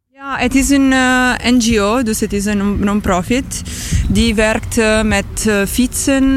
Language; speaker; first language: Dutch; non-native, learner; Italian